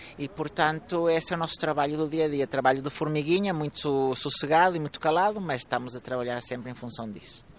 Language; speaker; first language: Portuguese; early bilingual, heritage; Portuguese